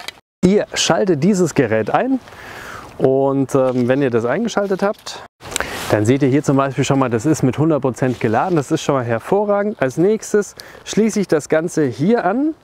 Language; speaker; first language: German; native; German